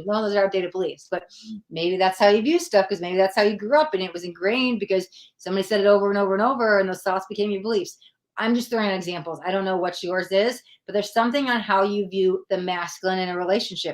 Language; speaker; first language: English; native; English